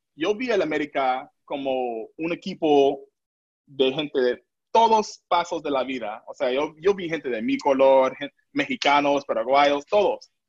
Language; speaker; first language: Spanish; non-native, local second language; English